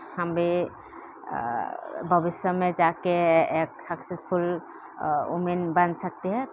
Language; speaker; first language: Hindi; non-native, local second language; Kok Borok